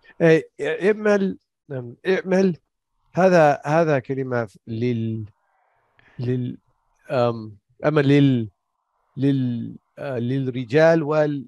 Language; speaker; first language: Arabic; non-native, learner; English